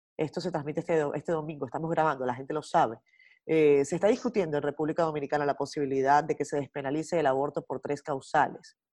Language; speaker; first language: Spanish; native; Spanish